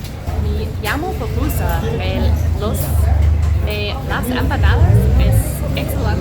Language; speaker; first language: Spanish; non-native, learner; English